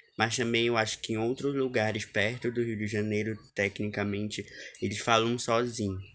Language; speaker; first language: Portuguese; native; Portuguese